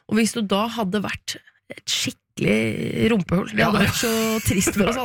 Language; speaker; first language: Norwegian; native; Norwegian